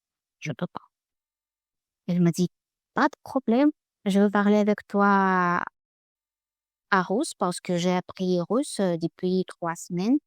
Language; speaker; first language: French; non-native, learner; Russian